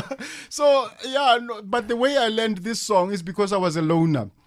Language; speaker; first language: English; non-native, local second language; Northern Sotho